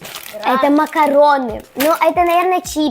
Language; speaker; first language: Russian; native; Russian